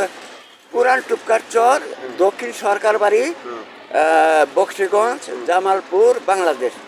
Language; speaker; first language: Hindi; non-native, learner; Bangla